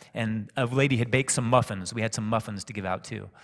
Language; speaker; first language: English; native; English